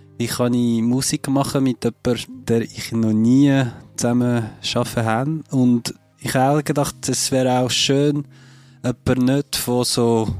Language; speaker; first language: German; non-native, fluent; French